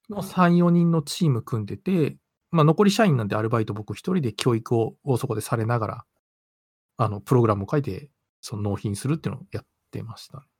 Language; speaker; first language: Japanese; native; Japanese